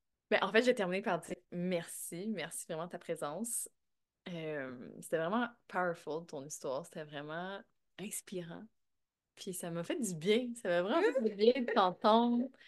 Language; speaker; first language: French; native; French